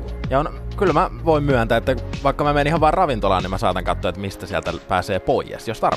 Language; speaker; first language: Finnish; native; Finnish